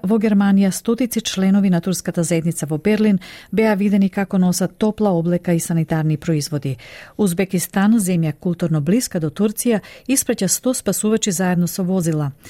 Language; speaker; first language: Macedonian; native; Macedonian